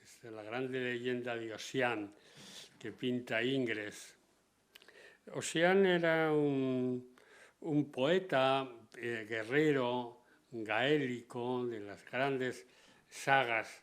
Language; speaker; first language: Spanish; native; Spanish